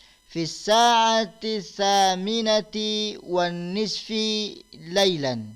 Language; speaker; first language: Arabic; non-native, fluent; Indonesian